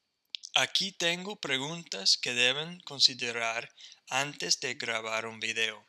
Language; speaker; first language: Spanish; non-native, fluent; English